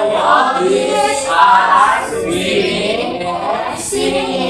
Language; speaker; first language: English; non-native, learner; Indonesian